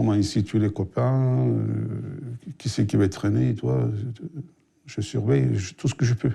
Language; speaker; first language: French; non-native, fluent; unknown